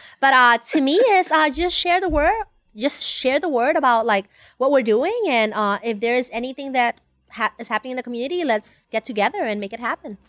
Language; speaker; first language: English; non-native, fluent; Spanish